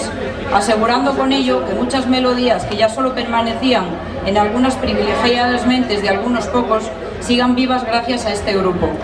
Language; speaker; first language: Spanish; native; Spanish